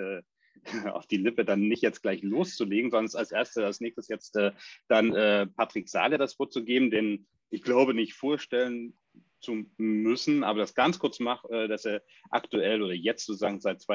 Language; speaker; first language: German; native; German